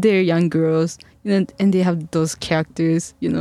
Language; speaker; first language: English; non-native, fluent; Japanese